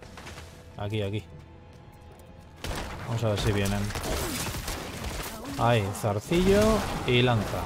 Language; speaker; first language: Spanish; native; Spanish